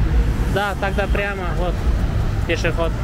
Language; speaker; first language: Russian; non-native, local second language; Kazakh